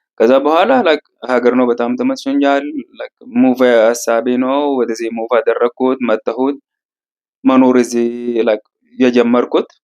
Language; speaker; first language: Amharic; non-native, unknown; Arabic